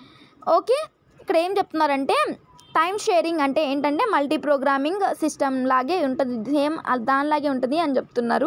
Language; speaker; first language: Telugu; native; Telugu